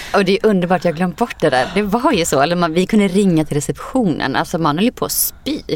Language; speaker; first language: Swedish; native; Swedish